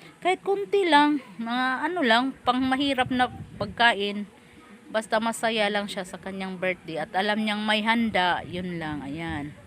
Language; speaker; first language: Filipino; non-native, local second language; Cebuano